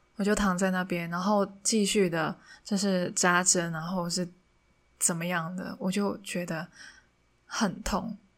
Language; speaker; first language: Chinese; non-native, local second language; Cantonese